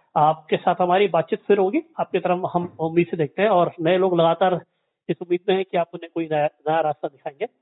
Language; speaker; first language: Hindi; native; Hindi